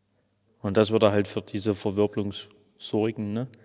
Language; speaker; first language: German; native; German